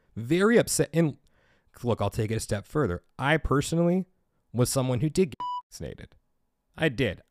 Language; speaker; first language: English; native; English